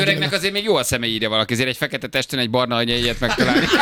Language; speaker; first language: Hungarian; native; Hungarian